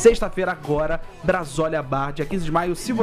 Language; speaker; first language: Portuguese; native; Portuguese